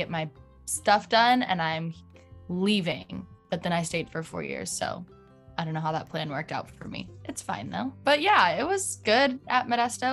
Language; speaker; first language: English; native; English